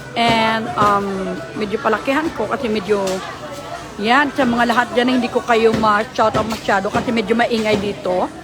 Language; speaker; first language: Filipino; non-native, local second language; Hiligaynon